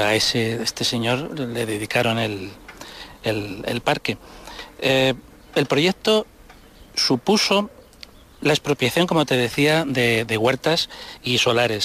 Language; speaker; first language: Spanish; native; Spanish